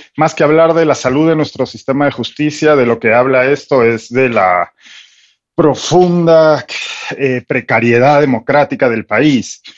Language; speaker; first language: Spanish; native; Spanish